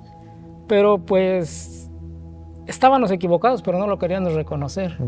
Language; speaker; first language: Spanish; native; Spanish